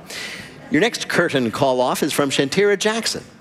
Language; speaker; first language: English; native; English